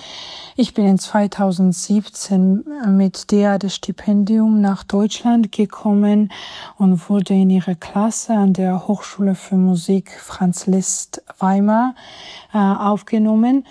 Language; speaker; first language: German; non-native, fluent; Georgian